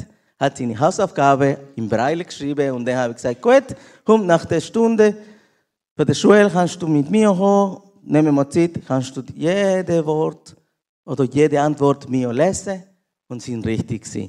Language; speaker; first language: German; non-native, learner; Spanish